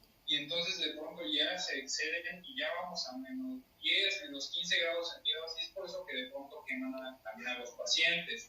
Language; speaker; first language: Spanish; native; Spanish